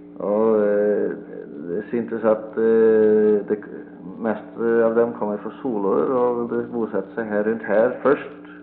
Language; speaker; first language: Norwegian; early bilingual, heritage; Norwegian